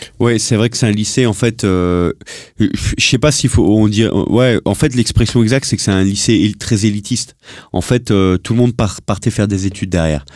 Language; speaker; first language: French; native; French